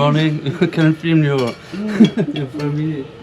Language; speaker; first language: English; non-native, learner; French